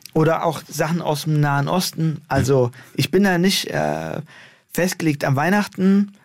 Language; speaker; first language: German; native; German